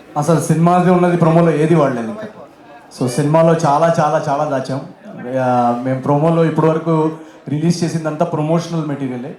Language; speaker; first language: Telugu; native; Telugu